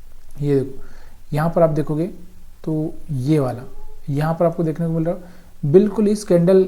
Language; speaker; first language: Hindi; native; Hindi